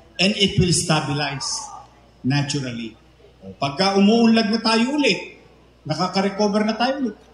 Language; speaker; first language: Filipino; native; Filipino